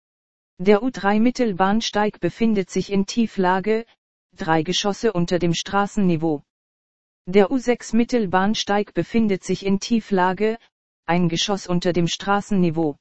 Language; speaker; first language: German; native; German